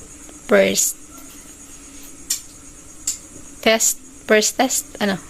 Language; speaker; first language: Filipino; native; Filipino